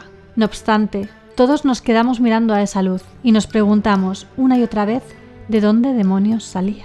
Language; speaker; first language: Spanish; native; Spanish